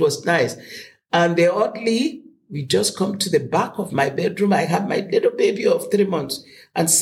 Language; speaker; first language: English; non-native, local second language; Yoruba